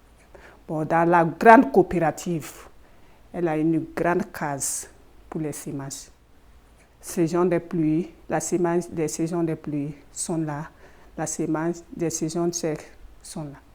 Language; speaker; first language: French; non-native, learner; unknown